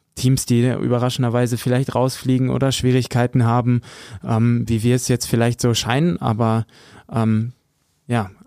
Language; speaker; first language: German; native; German